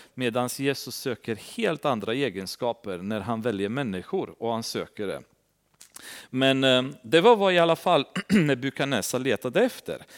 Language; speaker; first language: Swedish; non-native, fluent; Romanian